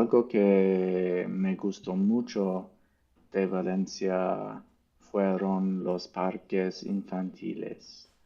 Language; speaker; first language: Spanish; non-native, learner; English